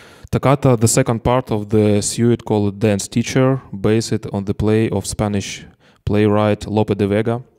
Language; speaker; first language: English; non-native, learner; Ukrainian